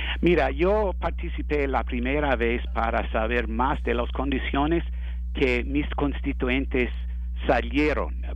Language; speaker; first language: Spanish; non-native, learner; English